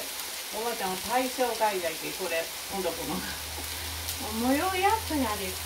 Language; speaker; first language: Japanese; native; Japanese